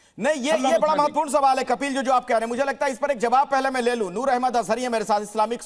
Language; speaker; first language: Hindi; native; Hindi